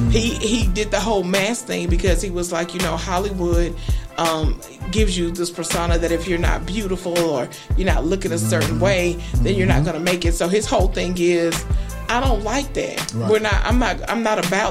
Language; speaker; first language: English; native; English